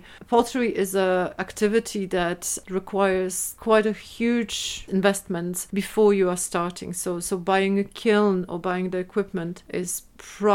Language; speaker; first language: English; non-native, fluent; Polish